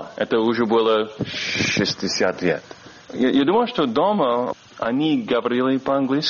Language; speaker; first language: Russian; non-native, learner; English